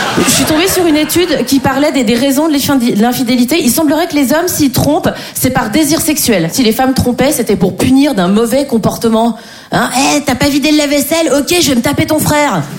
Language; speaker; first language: French; native; French